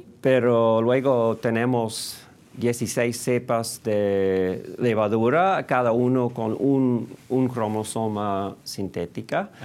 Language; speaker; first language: Spanish; non-native, fluent; English